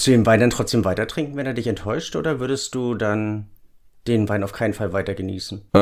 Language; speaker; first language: German; native; German